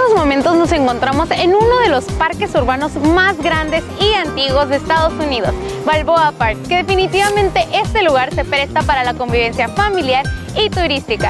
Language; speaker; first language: Spanish; native; Spanish